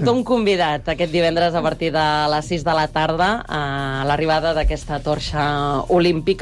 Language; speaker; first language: Catalan; native; Catalan